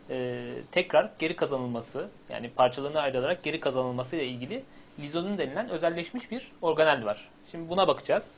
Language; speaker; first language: Turkish; native; Turkish